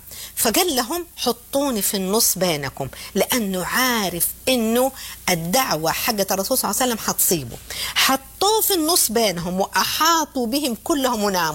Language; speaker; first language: Arabic; native; Arabic